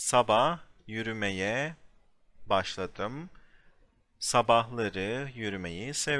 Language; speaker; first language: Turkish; non-native, fluent; English